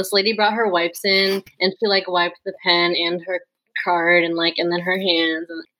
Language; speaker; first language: English; native; English